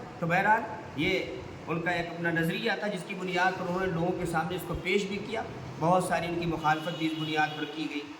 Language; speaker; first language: Urdu; native; Urdu